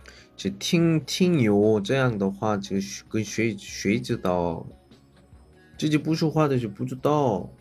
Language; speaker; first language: Chinese; non-native, learner; Korean